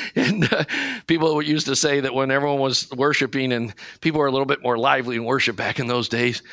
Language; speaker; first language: English; native; English